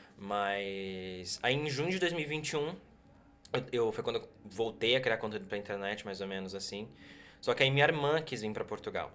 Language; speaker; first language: Portuguese; native; Portuguese